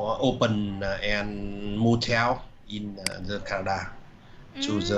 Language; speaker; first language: English; non-native, learner; Vietnamese